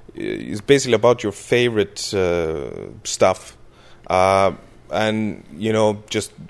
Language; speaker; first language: English; early bilingual, other home language; Icelandic